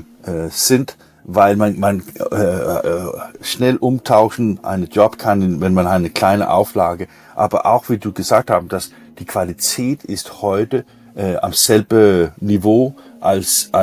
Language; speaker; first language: German; non-native, learner; Danish